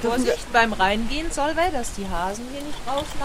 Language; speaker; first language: German; native; German